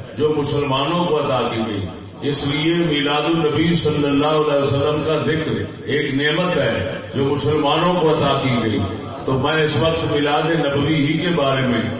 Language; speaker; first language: Urdu; non-native, local second language; Punjabi